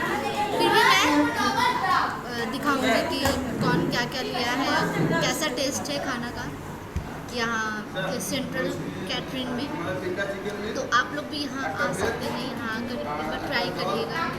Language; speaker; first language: Hindi; native; Hindi